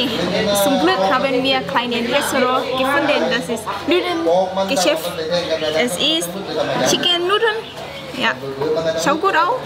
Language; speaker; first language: German; non-native, learner; Thai